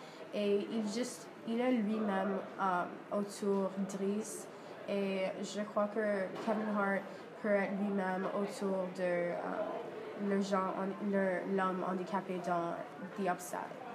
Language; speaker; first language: French; non-native, learner; English